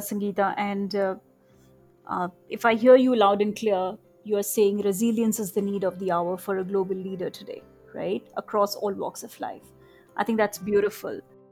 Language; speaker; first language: English; non-native, local second language; Bangla